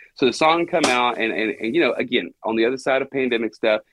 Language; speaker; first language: English; native; English